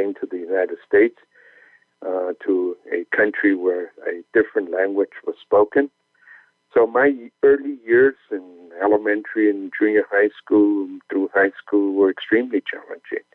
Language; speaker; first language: English; early bilingual, other home language; Spanish